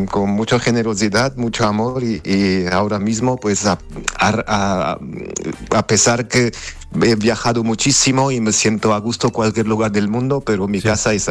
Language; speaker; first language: Spanish; non-native, fluent; Armenian